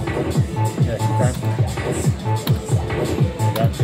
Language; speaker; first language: English; native; English